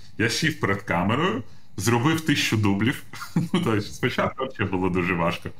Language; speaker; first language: Ukrainian; non-native, local second language; Russian